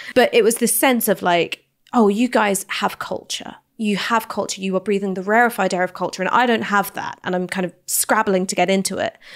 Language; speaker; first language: English; native; English